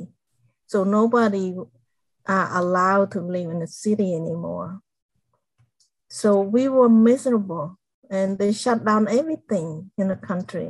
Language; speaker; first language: English; non-native, fluent; Khmer